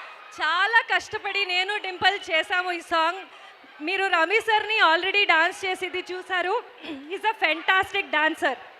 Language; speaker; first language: Telugu; non-native, local second language; Kannada